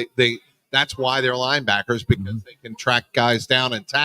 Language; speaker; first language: English; native; English